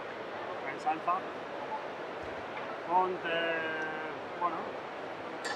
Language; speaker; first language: German; non-native, learner; Spanish